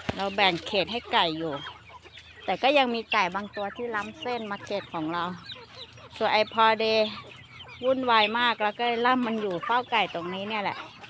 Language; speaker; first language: Thai; non-native, local second language; Hmong